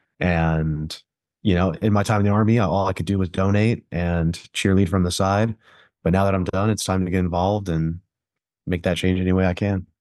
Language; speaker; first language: English; native; English